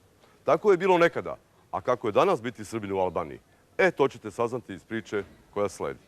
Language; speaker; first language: Bosnian; native; Bosnian